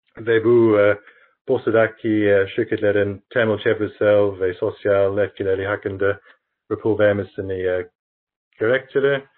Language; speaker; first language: Turkish; non-native, learner; English